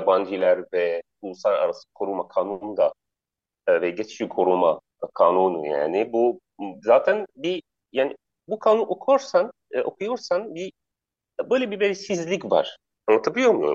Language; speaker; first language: Turkish; non-native, learner; Arabic